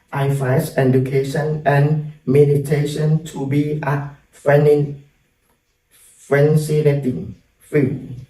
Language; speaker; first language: English; non-native, learner; Thai